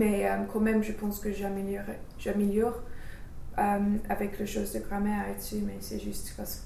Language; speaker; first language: French; non-native, learner; English